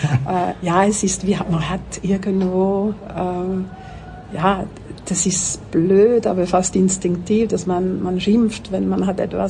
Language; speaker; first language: German; non-native, local second language; French